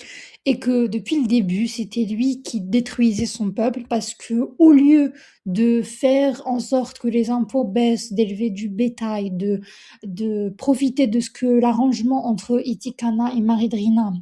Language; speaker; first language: French; native; French